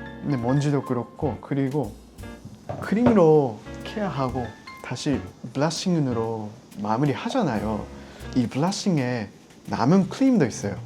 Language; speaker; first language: Korean; non-native, fluent; Japanese